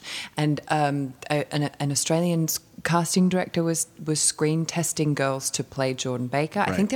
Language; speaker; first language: English; native; English